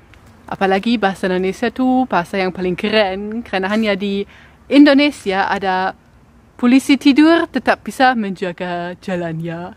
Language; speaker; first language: Indonesian; non-native, fluent; German